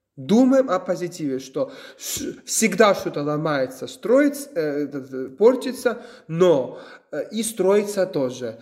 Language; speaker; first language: Russian; non-native, local second language; Georgian